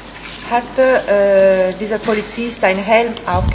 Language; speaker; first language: German; non-native, fluent; Italian